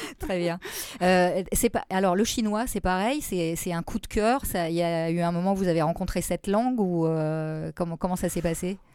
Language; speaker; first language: French; native; French